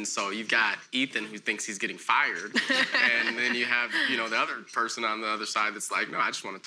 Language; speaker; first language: English; native; English